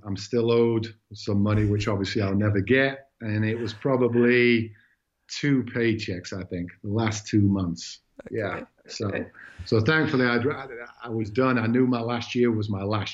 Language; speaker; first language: English; native; English